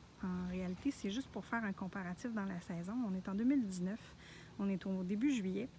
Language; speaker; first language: French; native; French